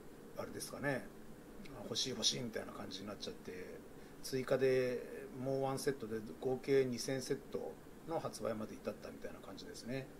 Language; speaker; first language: Japanese; native; Japanese